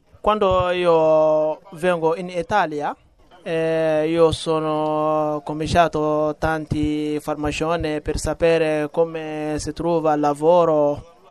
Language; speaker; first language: Italian; non-native, learner; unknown